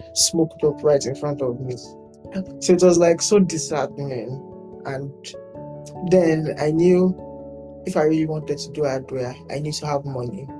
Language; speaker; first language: English; non-native, local second language; Yoruba